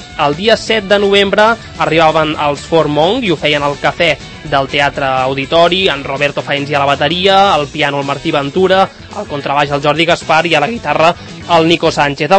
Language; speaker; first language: Catalan; native; Catalan